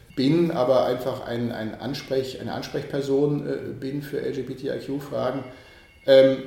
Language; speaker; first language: German; native; German